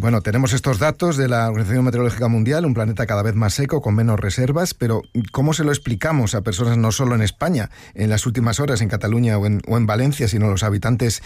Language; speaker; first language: Spanish; native; Spanish